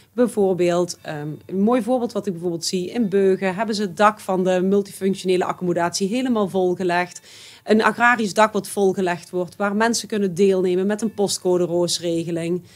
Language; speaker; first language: Dutch; native; Dutch